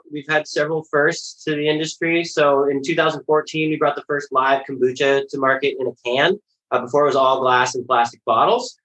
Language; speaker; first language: English; native; English